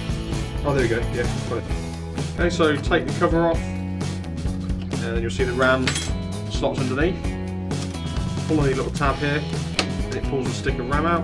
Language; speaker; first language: English; native; English